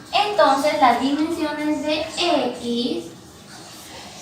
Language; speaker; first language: Spanish; native; Spanish